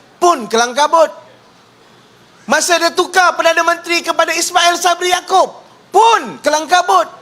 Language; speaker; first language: Malay; native; Malay